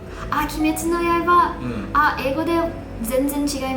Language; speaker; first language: Japanese; non-native, learner; English